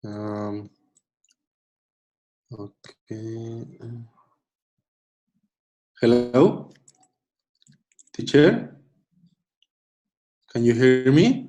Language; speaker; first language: English; non-native, learner; Spanish